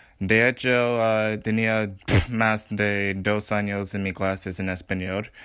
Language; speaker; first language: Spanish; non-native, learner; English